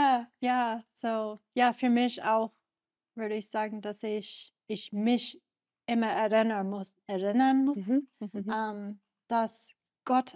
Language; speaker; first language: German; non-native, learner; English